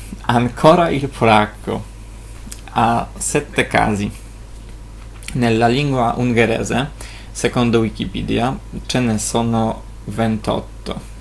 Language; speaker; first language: Italian; non-native, fluent; Polish